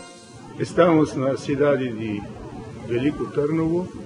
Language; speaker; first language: Portuguese; non-native, fluent; Bulgarian